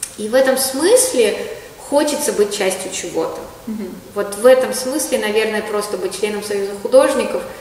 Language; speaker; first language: Russian; native; Russian